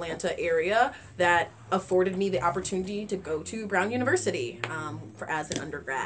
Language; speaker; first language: English; native; English